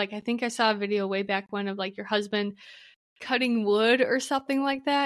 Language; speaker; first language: English; native; English